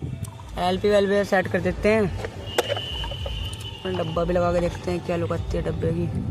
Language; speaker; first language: Hindi; native; Hindi